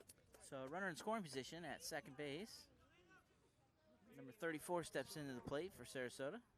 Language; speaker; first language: English; native; English